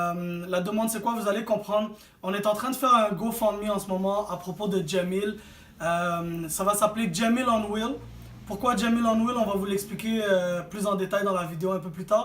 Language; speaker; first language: French; native; French